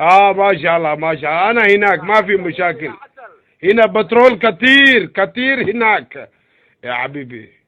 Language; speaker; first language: Arabic; non-native, learner; Somali